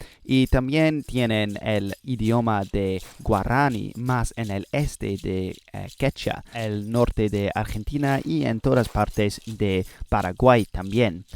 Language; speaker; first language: Spanish; non-native, learner; English